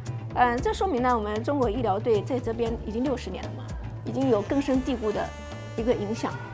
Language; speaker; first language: Chinese; native; Chinese